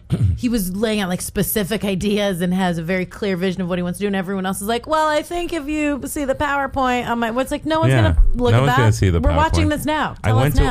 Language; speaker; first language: English; native; English